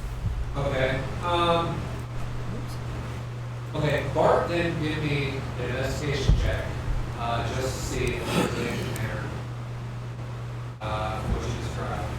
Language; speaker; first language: English; native; English